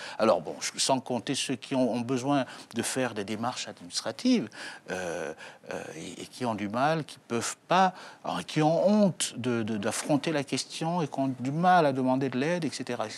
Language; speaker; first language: French; native; French